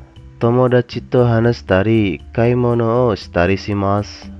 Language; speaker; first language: Japanese; non-native, fluent; Indonesian